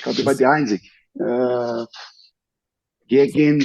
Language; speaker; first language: German; non-native, fluent; Portuguese